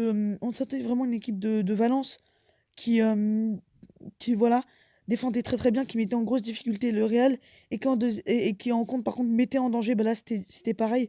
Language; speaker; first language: French; native; French